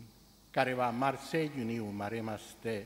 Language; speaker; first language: Japanese; non-native, fluent; Spanish